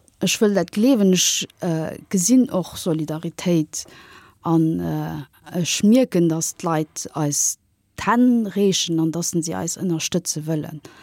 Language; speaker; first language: Luxembourgish; early bilingual, other home language; Kabuverdianu